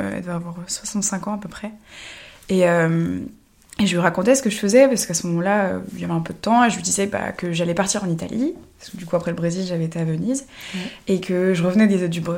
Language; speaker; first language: French; native; French